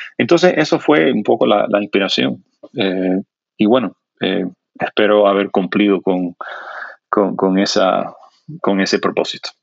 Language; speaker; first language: Spanish; non-native, fluent; English